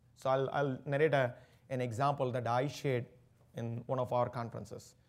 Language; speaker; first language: English; non-native, local second language; Tamil